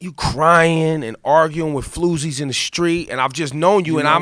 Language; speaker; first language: English; native; English